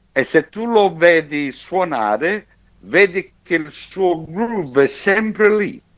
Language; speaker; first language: Italian; native; Italian